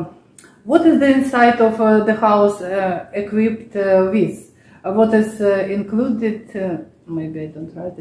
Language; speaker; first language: English; non-native, learner; Russian